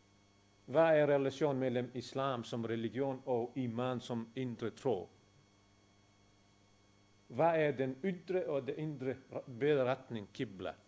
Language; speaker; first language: Danish; non-native, fluent; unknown